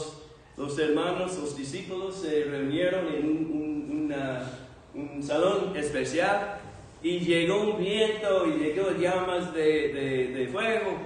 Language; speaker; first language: Spanish; non-native, fluent; English